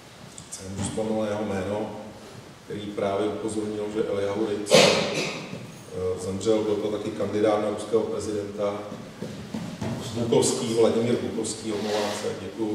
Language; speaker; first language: Czech; native; Czech